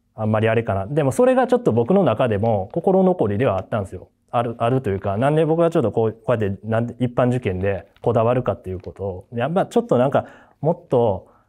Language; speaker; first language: Japanese; native; Japanese